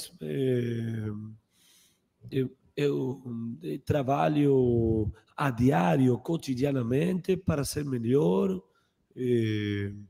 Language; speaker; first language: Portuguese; non-native, learner; Spanish